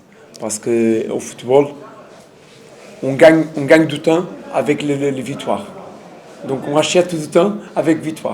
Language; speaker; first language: French; non-native, learner; Portuguese